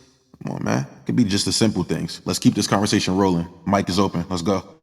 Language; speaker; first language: English; native; English